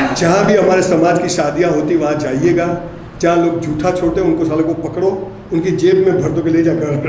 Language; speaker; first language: Hindi; non-native, local second language; Gujarati